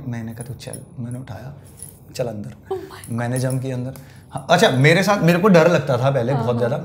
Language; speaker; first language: Hindi; native; Hindi